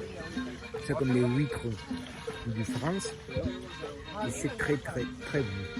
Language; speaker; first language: French; non-native, learner; Spanish